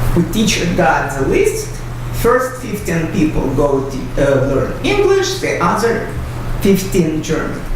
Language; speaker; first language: English; non-native, fluent; Russian